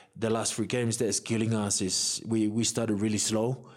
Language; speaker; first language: English; non-native, fluent; Samoan